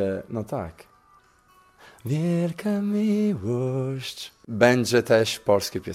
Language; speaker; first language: Polish; non-native, learner; Italian